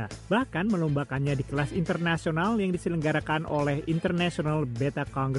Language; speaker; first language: Indonesian; native; Indonesian